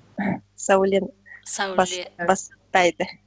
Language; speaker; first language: Kazakh; non-native, learner; Russian